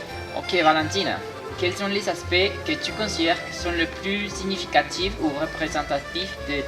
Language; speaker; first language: French; non-native, fluent; Spanish